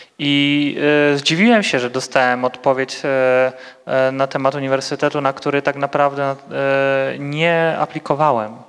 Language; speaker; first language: Polish; native; Polish